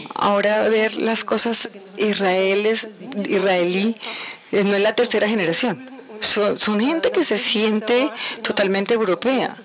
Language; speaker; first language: Spanish; non-native, fluent; Ukrainian